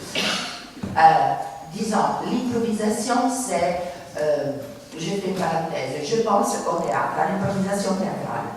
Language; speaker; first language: French; non-native, fluent; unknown